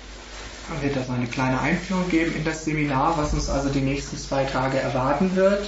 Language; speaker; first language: German; native; German